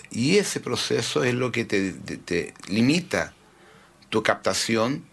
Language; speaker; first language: Spanish; early bilingual, heritage; Spanish